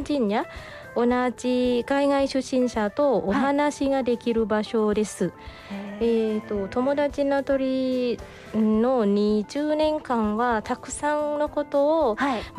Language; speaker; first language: Japanese; non-native, fluent; Thai